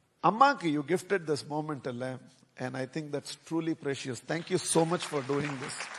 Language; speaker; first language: English; non-native, local second language; Tamil